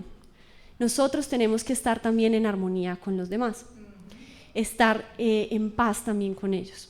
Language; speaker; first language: Spanish; native; Spanish